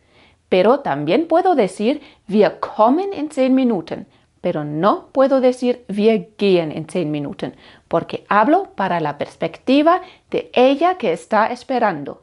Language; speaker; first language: Spanish; non-native, fluent; German